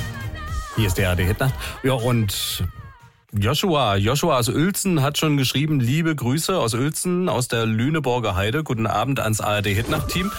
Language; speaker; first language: German; native; German